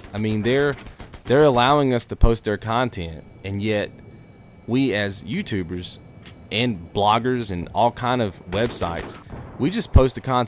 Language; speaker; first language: English; native; English